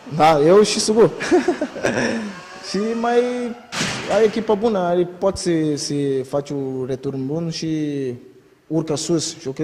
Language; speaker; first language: Romanian; non-native, learner; Portuguese